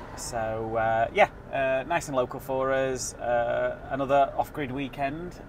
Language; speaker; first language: English; native; English